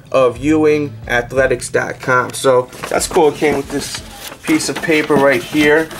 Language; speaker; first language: English; native; English